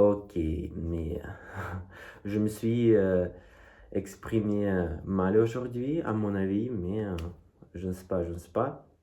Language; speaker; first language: French; non-native, fluent; Russian